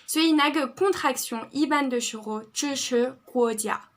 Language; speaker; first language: Chinese; non-native, fluent; French